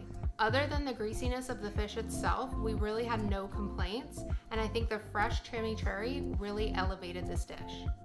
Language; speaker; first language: English; native; English